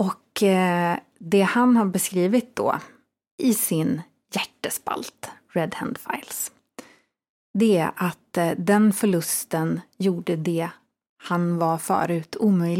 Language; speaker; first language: Swedish; native; Swedish